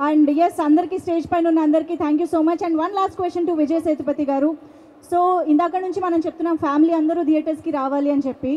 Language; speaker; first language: Telugu; native; Telugu